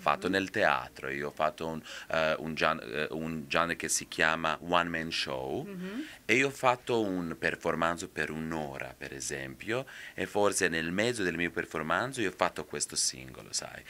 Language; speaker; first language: Italian; non-native, fluent; Serbian